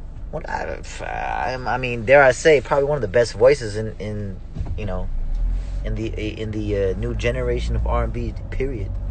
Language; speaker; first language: English; early bilingual, other home language; Korean